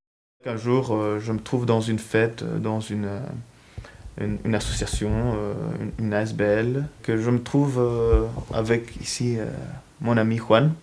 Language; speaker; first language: French; early bilingual, other home language; Spanish